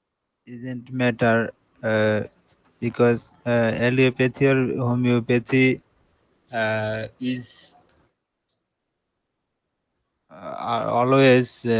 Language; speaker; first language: English; non-native, learner; Bangla